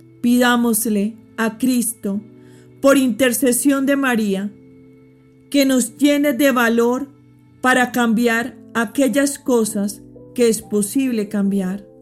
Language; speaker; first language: Spanish; native; Spanish